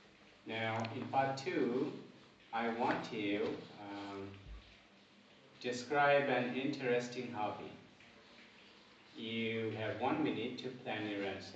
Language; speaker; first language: English; non-native, local second language; Bangla